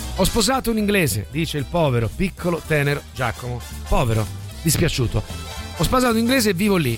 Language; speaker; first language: Italian; native; Italian